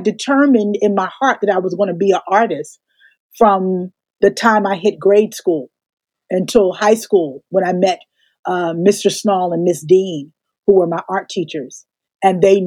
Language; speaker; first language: English; native; English